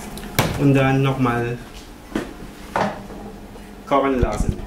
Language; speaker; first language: German; non-native, learner; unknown